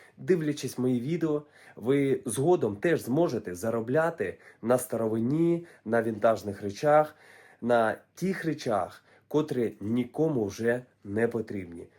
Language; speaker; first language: Ukrainian; native; Ukrainian